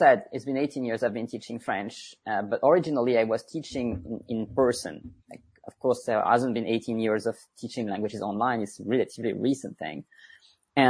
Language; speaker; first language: English; non-native, fluent; French